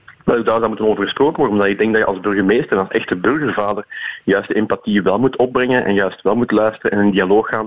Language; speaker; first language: Dutch; native; Dutch